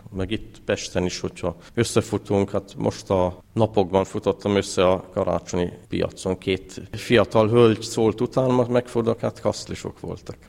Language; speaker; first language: Hungarian; early bilingual, heritage; Hungarian